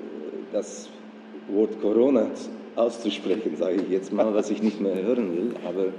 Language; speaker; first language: German; non-native, fluent; Dutch